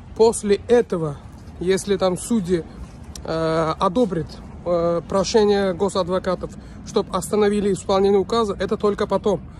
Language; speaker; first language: Russian; non-native, local second language; Uzbek